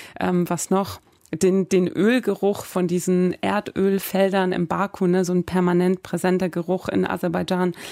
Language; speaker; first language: German; early bilingual, other home language; Persian